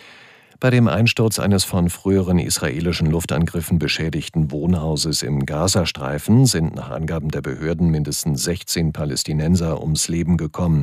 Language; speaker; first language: German; native; German